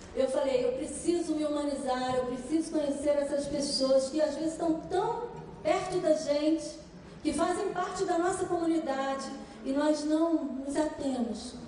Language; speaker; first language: Portuguese; native; Portuguese